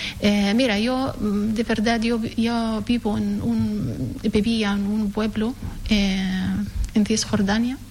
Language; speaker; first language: Spanish; non-native, learner; Arabic